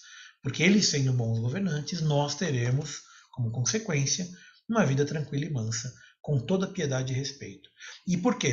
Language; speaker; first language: Portuguese; native; Portuguese